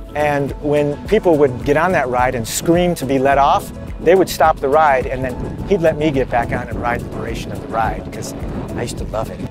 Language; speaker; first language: English; native; English